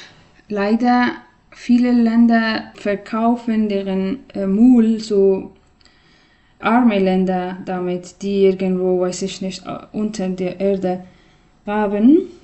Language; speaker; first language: German; non-native, learner; Persian